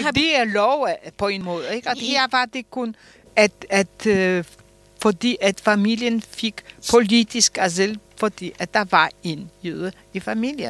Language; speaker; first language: Danish; early bilingual, other home language; Polish